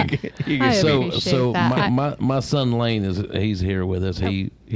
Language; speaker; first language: English; early bilingual, other home language; Spanish